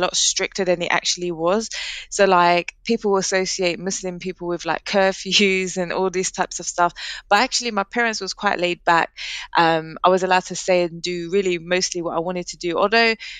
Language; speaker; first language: English; native; English